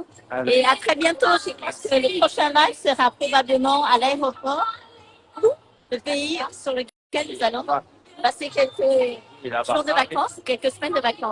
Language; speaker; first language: French; early bilingual, other home language; Vietnamese